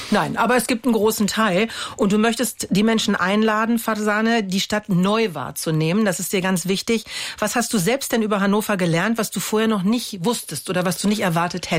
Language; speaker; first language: German; native; German